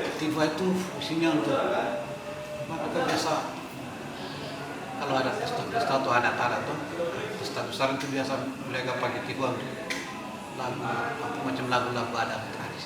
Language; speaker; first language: Indonesian; native; Indonesian